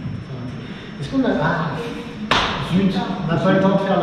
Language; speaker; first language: French; native; French